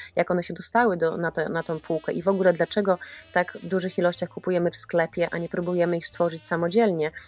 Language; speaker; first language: Polish; native; Polish